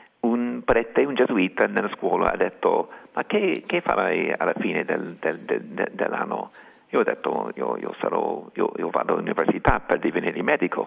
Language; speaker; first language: Italian; non-native, fluent; English